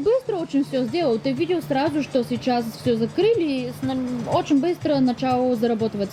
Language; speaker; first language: Russian; non-native, learner; Bulgarian